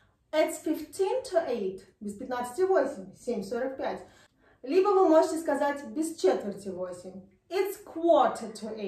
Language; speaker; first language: Russian; native; Russian